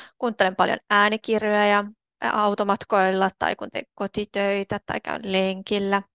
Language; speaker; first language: Finnish; non-native, fluent; Russian